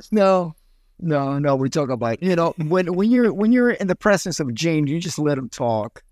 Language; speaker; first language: English; early bilingual, other home language; Spanish